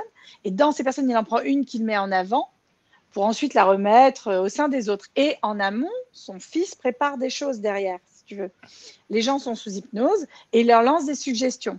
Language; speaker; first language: French; native; French